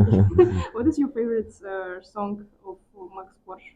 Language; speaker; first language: English; non-native, fluent; Russian